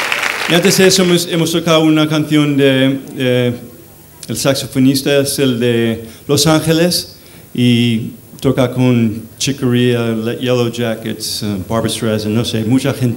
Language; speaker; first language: Spanish; non-native, fluent; English